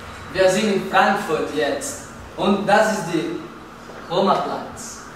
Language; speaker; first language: German; non-native, learner; Portuguese